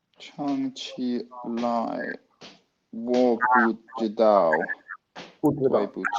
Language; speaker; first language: Chinese; non-native, learner; Swedish